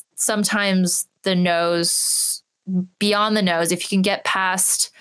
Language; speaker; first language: English; native; English